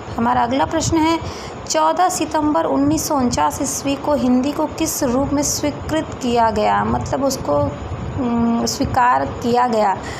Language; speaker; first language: Hindi; native; Hindi